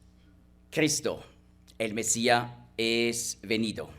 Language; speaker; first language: Spanish; non-native, fluent; German